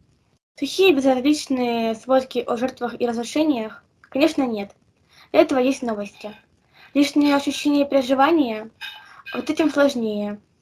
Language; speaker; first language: Russian; native; Russian